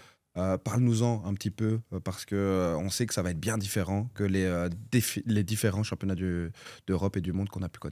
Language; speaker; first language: French; native; French